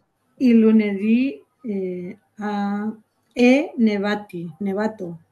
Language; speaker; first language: Italian; non-native, learner; Spanish